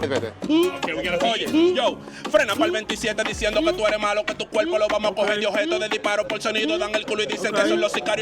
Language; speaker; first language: Spanish; native; Spanish